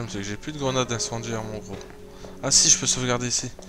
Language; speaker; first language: French; native; French